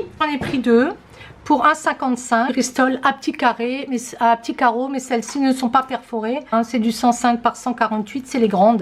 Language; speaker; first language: French; native; French